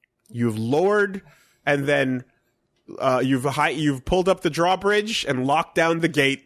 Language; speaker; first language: English; native; English